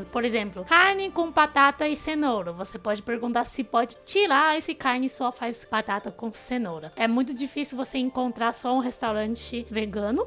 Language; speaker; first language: Portuguese; non-native, fluent; Chinese